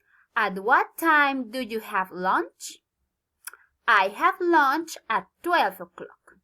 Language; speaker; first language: English; non-native, learner; Spanish